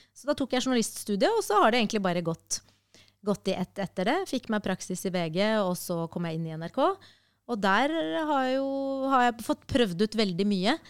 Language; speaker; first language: Norwegian; early bilingual, other home language; Arabic